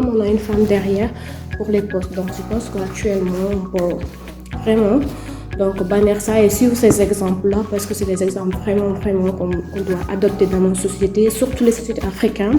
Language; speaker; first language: French; non-native, local second language; Wolof